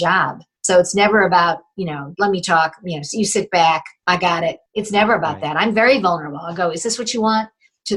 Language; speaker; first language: English; native; English